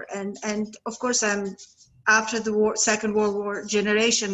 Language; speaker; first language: English; non-native, fluent; Serbian